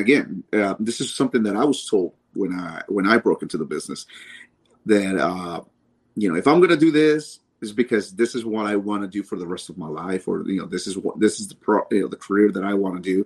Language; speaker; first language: English; native; English